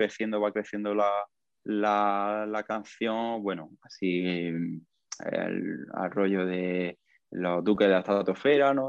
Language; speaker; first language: Spanish; native; Spanish